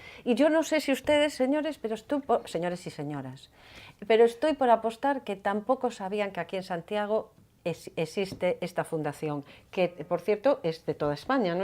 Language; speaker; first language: Spanish; native; Spanish